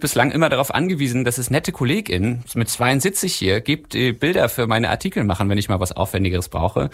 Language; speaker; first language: German; native; German